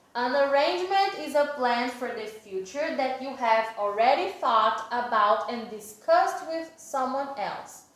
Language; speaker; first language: English; non-native, fluent; Portuguese